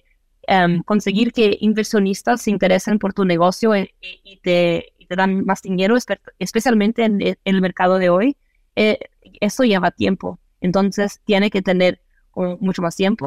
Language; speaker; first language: Spanish; non-native, fluent; Portuguese